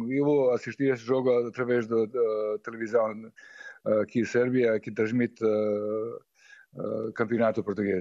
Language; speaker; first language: Portuguese; non-native, fluent; Serbian